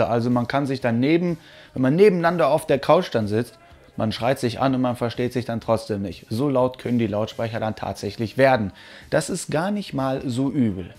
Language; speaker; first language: German; native; German